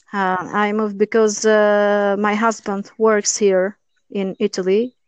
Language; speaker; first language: English; non-native, learner; Albanian